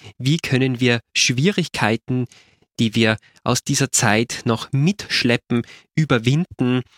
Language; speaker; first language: German; native; German